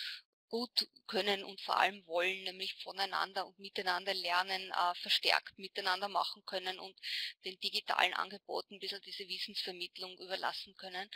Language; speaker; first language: German; native; German